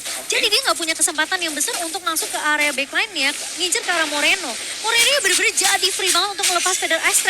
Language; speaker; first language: Indonesian; native; Indonesian